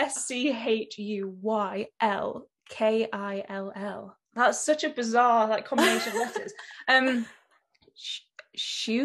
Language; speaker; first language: English; native; English